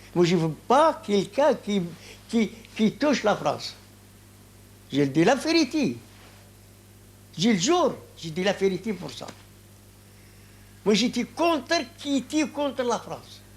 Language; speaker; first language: French; non-native, learner; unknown